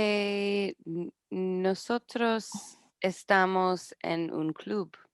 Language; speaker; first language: Spanish; non-native, learner; English